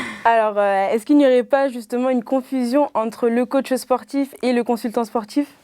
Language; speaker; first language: French; native; French